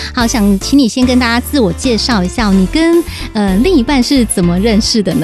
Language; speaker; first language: Chinese; native; Chinese